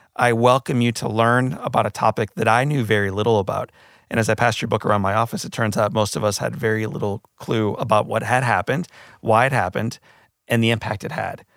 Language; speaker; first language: English; native; English